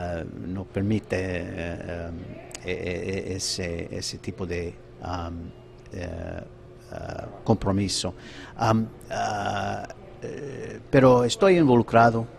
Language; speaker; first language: Spanish; non-native, fluent; English